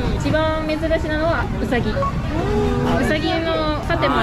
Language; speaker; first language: Japanese; non-native, fluent; Malay